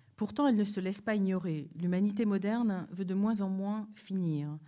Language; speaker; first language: French; native; French